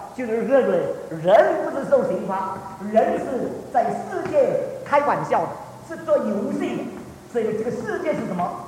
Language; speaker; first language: Chinese; early bilingual, heritage; Chinese